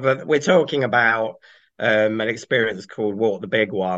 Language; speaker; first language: English; native; English